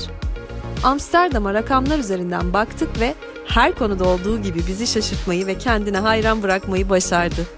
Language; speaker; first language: Turkish; native; Turkish